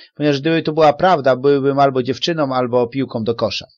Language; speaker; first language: Polish; native; Polish